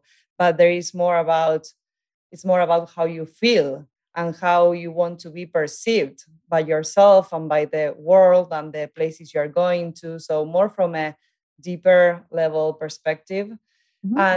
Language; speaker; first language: English; non-native, fluent; Spanish